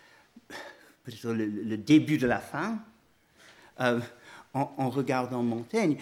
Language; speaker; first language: French; non-native, fluent; English